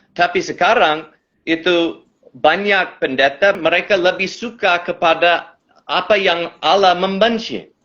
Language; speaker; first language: Indonesian; non-native, learner; English